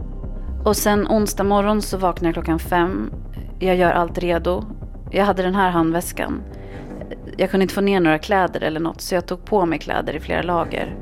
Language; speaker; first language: Swedish; early bilingual, other home language; Arabic